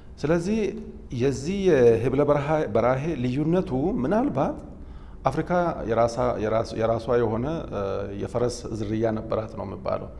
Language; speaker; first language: Amharic; non-native, local second language; Oromo